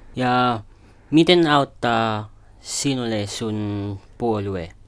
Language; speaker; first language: Finnish; non-native, learner; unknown